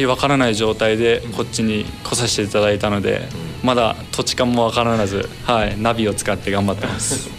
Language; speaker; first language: Japanese; native; Japanese